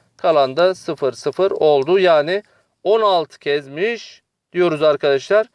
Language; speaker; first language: Turkish; native; Turkish